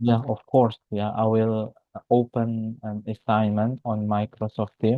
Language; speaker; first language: English; non-native, fluent; Indonesian